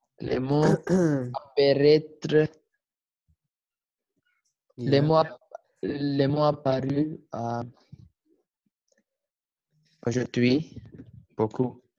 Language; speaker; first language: French; non-native, learner; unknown